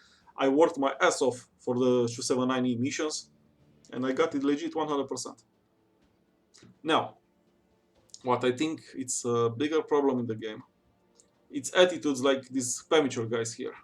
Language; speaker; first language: English; non-native, fluent; Romanian